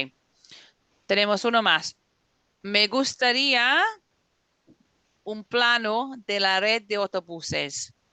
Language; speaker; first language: Spanish; non-native, fluent; English